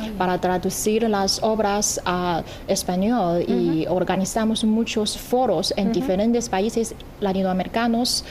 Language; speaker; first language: Spanish; non-native, fluent; Chinese